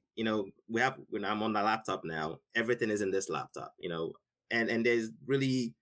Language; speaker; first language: English; non-native, local second language; Igbo